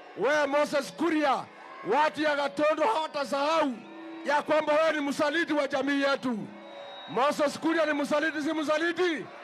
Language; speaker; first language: Swahili; non-native, local second language; Kikuyu